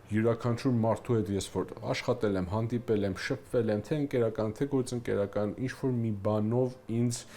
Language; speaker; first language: Armenian; early bilingual, heritage; Armenian